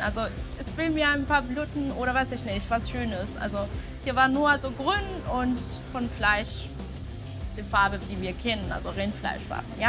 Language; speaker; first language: German; non-native, fluent; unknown